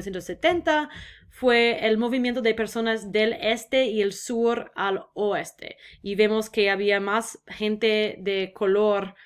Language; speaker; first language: Spanish; non-native, fluent; English